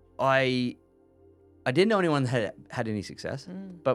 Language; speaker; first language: English; native; English